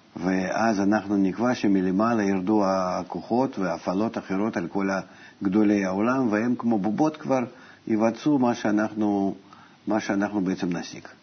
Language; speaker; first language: Hebrew; non-native, fluent; Russian